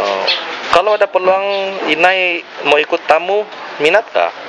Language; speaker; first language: Indonesian; non-native, local second language; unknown